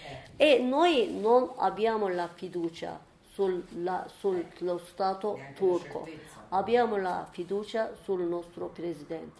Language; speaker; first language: Italian; non-native, learner; Turkish